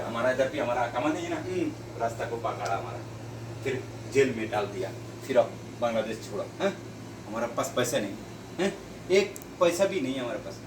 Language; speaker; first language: Hindi; non-native, learner; Bangla